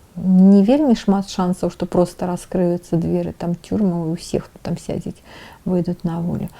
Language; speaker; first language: Belarusian; non-native, local second language; Russian